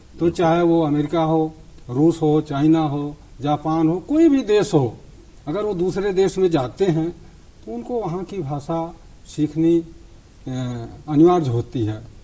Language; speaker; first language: Hindi; native; Hindi